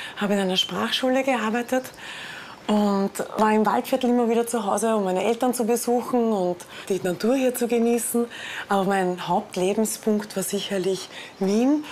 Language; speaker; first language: German; native; German